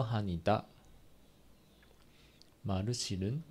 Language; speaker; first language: Korean; non-native, learner; Chinese